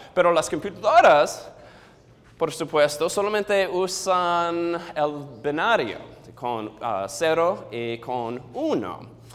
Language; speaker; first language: Spanish; non-native, learner; English